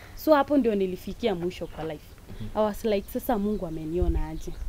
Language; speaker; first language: Swahili; non-native, local second language; Kalenjin